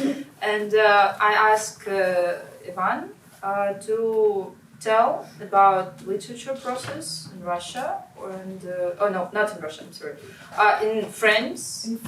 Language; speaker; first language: English; non-native, learner; Russian